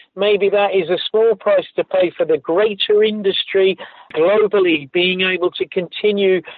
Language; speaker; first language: English; native; English